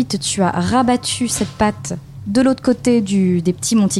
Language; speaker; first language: French; native; French